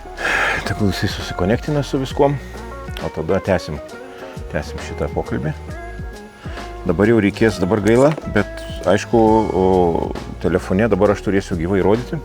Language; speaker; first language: Lithuanian; native; Lithuanian